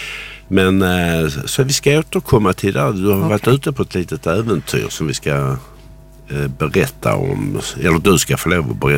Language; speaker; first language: Swedish; native; Swedish